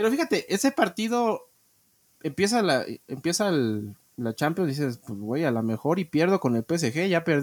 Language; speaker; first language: Spanish; native; Spanish